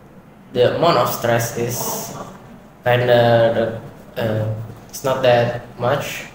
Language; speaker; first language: English; non-native, fluent; Indonesian